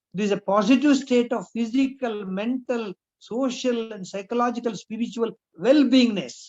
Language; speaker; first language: English; non-native, local second language; Kannada